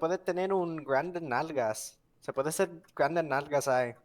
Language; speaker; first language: Spanish; non-native, learner; English